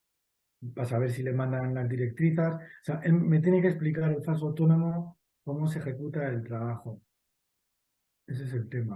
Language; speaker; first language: Spanish; native; Spanish